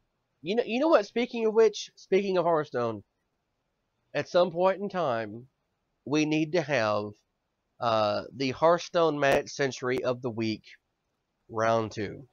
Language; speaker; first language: English; native; English